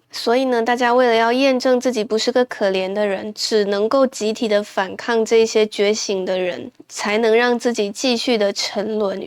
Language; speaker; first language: Chinese; native; Chinese